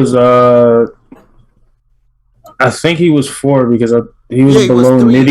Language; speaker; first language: English; native; English